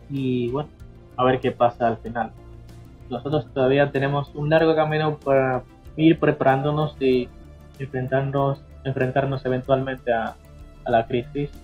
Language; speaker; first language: Spanish; native; Spanish